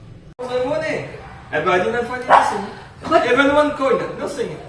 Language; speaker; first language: English; non-native, learner; French